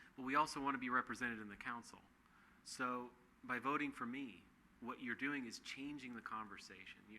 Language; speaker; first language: English; native; English